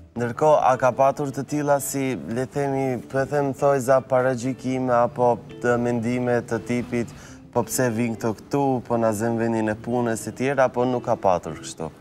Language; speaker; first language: Albanian; native; Albanian